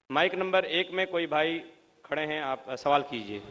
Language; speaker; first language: Hindi; native; Hindi